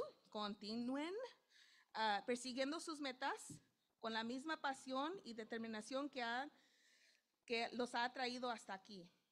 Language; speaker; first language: Spanish; non-native, learner; English